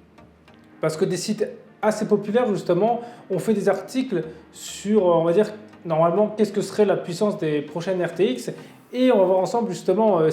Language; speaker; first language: French; native; French